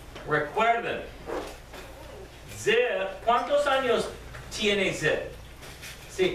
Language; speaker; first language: Spanish; non-native, fluent; English